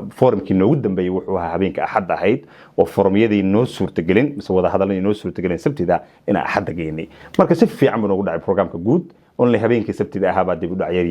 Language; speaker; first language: Somali; early bilingual, heritage; Somali